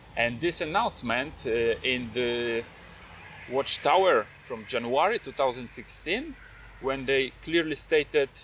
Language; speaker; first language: English; non-native, fluent; Polish